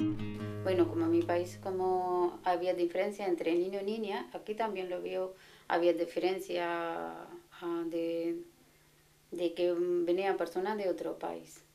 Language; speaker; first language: Spanish; non-native, learner; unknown